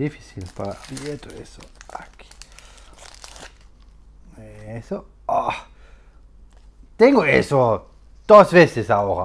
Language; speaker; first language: Spanish; non-native, learner; German